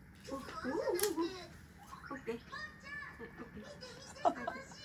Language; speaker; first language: Japanese; native; Japanese